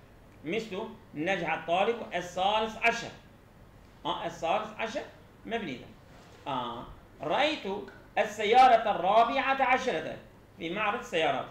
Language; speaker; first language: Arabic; non-native, fluent; Turkish